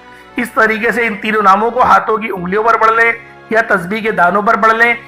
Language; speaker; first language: Urdu; native; Urdu